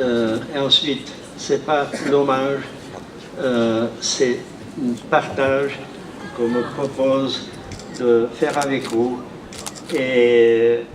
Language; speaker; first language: French; non-native, fluent; Czech